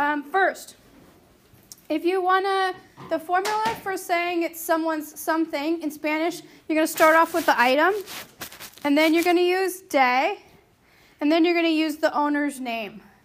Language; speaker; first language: English; native; English